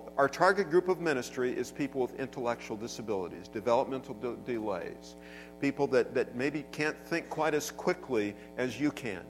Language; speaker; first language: English; native; English